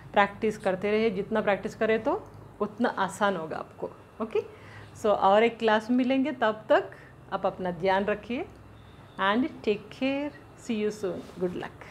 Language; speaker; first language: Hindi; non-native, local second language; Telugu